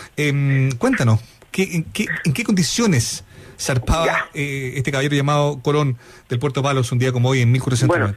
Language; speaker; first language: Spanish; native; Spanish